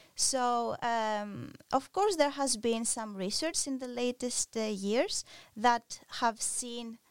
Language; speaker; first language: English; non-native, fluent; Greek